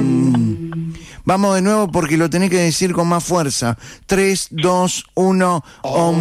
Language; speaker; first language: Spanish; native; Spanish